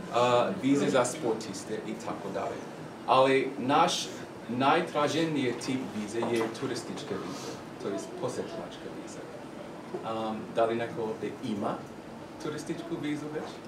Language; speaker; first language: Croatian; non-native, learner; English